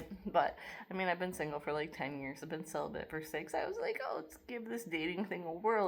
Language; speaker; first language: English; native; English